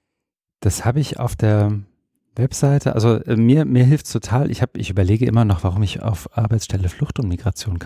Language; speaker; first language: German; native; German